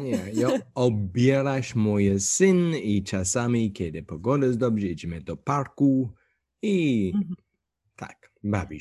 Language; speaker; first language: Polish; non-native, learner; English